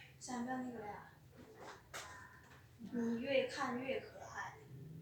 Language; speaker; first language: Chinese; non-native, learner; Lao